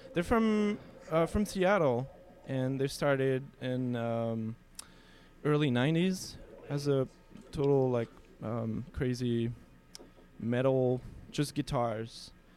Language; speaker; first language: English; non-native, fluent; French